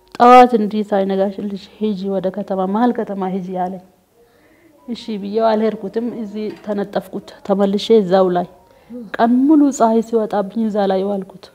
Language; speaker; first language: Amharic; non-native, local second language; Oromo